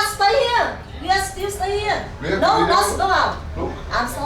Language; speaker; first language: English; non-native, learner; Vietnamese